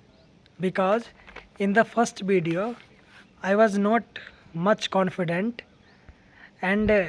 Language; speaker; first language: English; non-native, learner; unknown